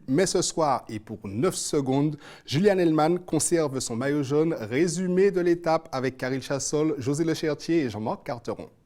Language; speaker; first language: French; native; French